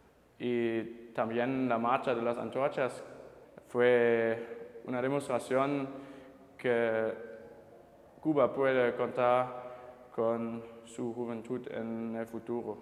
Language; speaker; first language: Spanish; non-native, fluent; German